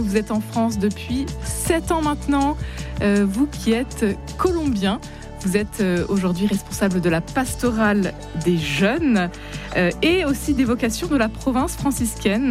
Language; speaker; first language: French; native; French